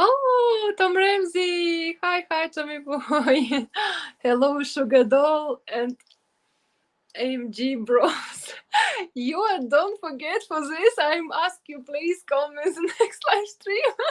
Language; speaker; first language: English; non-native, learner; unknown